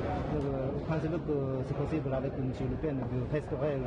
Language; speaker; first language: French; non-native, learner; Japanese